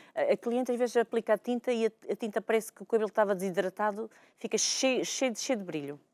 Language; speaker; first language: Portuguese; early bilingual, heritage; Portuguese